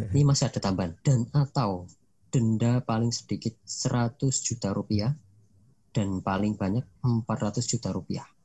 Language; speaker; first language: Indonesian; non-native, local second language; Javanese